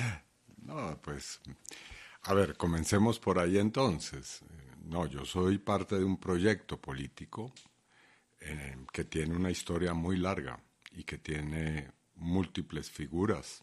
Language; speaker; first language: Spanish; native; Spanish